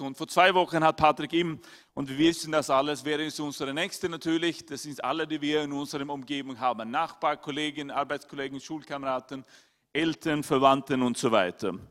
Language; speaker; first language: German; non-native, fluent; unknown